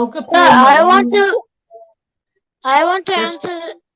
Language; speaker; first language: English; non-native, learner; Tamil